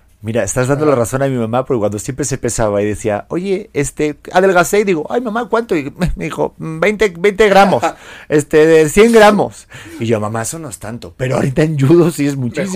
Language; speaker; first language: Spanish; native; Spanish